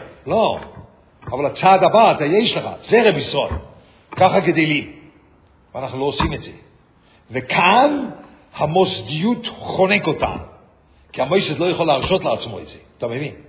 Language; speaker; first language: Hebrew; non-native, fluent; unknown